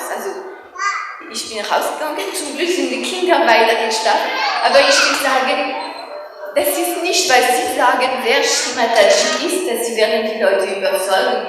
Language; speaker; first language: German; non-native, fluent; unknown